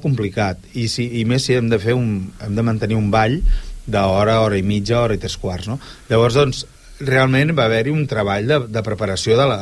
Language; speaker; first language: Catalan; native; Catalan